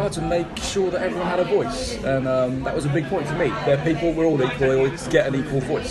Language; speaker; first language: English; native; English